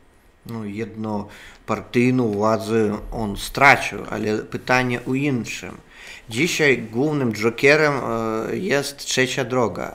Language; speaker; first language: Polish; non-native, fluent; Russian